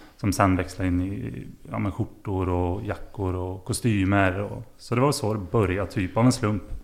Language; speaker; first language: Swedish; native; Swedish